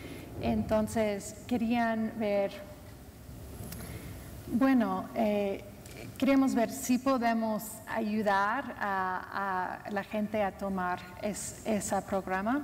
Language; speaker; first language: Spanish; non-native, fluent; English